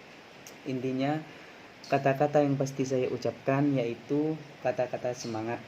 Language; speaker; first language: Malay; non-native, local second language; Madurese